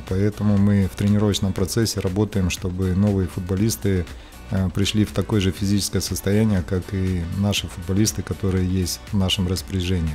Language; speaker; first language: Russian; native; Russian